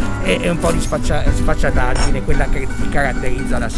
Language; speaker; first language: Italian; native; Italian